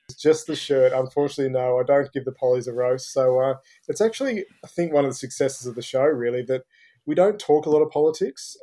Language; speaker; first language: English; native; English